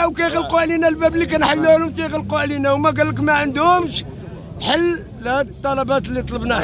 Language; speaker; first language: Arabic; native; Arabic